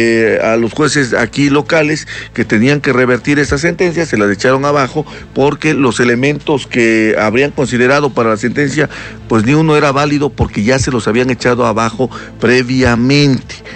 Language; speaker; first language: Spanish; native; Spanish